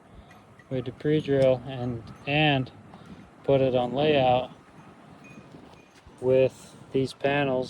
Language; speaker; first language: English; native; English